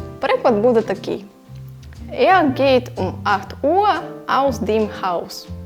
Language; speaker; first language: German; non-native, fluent; Ukrainian